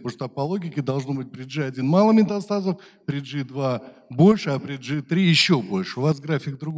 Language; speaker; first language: Russian; native; Russian